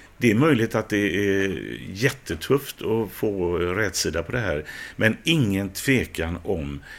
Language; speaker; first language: Swedish; native; Swedish